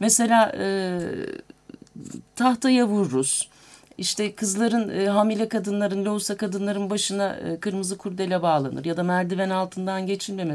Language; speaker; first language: Turkish; native; Turkish